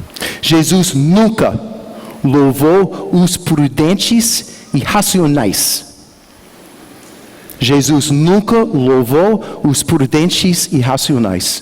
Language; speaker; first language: Portuguese; non-native, learner; English